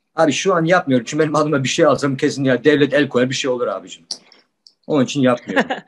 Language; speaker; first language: Turkish; early bilingual, heritage; Turkish